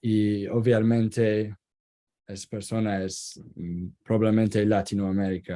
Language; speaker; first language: Spanish; non-native, learner; Kurdish